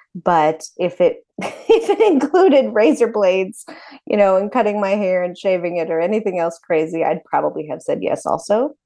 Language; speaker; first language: English; native; English